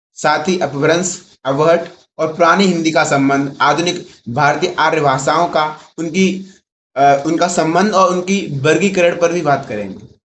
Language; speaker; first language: Hindi; native; Hindi